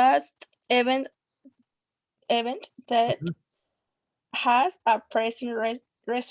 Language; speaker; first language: English; non-native, learner; Spanish